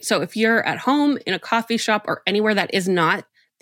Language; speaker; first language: English; native; English